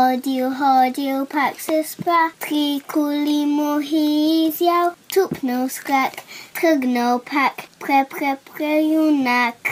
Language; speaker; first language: Bulgarian; early bilingual, heritage; Bulgarian